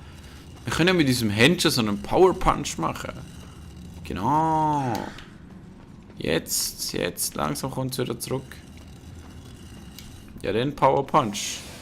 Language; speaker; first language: German; native; German